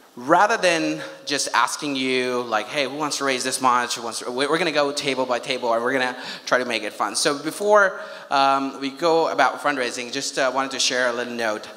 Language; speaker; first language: English; non-native, local second language; Urdu